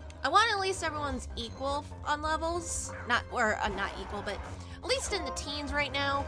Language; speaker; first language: English; native; English